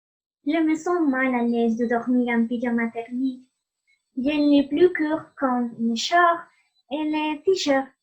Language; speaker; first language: French; non-native, learner; Spanish